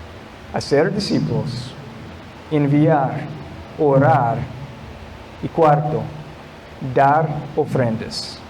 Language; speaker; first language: Spanish; non-native, fluent; English